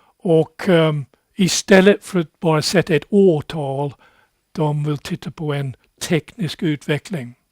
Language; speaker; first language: Swedish; non-native, fluent; English